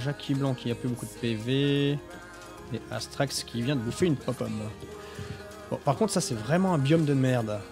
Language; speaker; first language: French; native; French